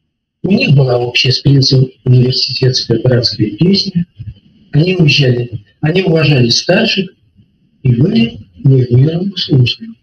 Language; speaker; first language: Russian; native; Russian